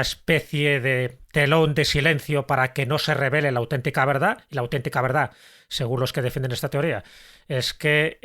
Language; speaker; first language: Spanish; native; Spanish